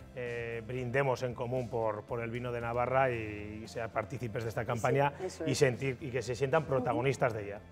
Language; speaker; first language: Spanish; native; Spanish